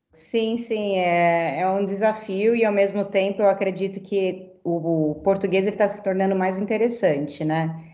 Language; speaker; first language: Portuguese; native; Portuguese